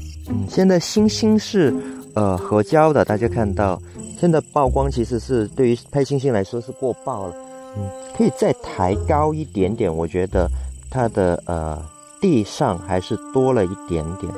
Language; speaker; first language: Chinese; non-native, local second language; Cantonese